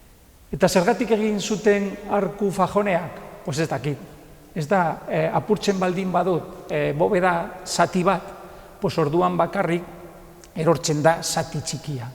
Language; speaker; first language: Basque; non-native, local second language; Spanish